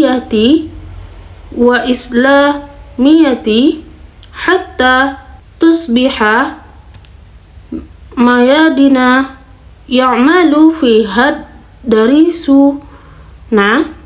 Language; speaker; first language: Arabic; non-native, learner; Indonesian